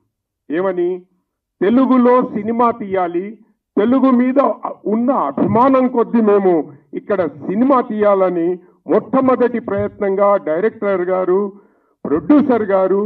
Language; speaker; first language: Telugu; native; Telugu